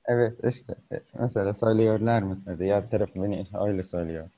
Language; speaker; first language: Turkish; non-native, learner; Arabic